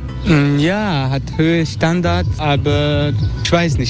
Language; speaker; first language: German; non-native, fluent; Turkish